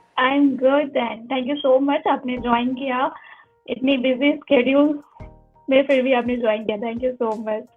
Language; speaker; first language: Hindi; native; Hindi